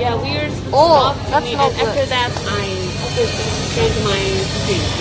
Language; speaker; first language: English; non-native, learner; Chinese